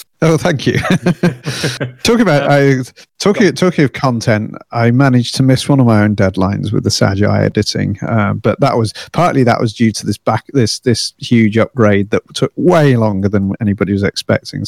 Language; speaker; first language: English; native; English